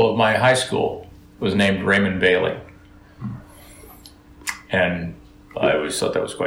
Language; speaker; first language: English; native; English